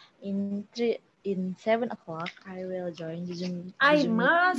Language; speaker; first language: English; non-native, learner; Indonesian